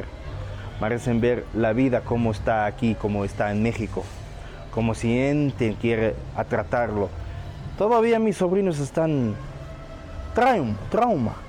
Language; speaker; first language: Spanish; non-native, learner; Arabic